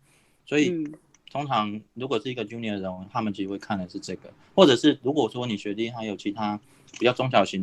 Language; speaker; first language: Chinese; native; Chinese